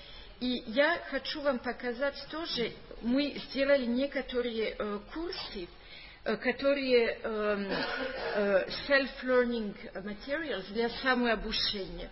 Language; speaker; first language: Russian; non-native, fluent; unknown